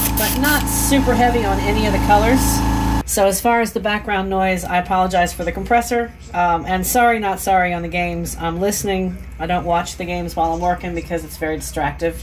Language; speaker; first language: English; native; English